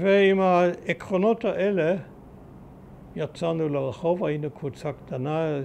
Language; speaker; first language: Hebrew; early bilingual, other home language; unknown